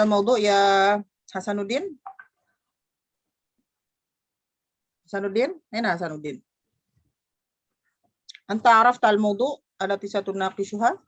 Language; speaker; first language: Arabic; non-native, fluent; Indonesian